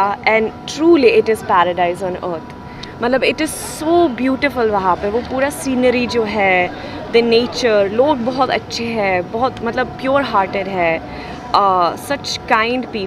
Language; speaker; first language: Hindi; non-native, fluent; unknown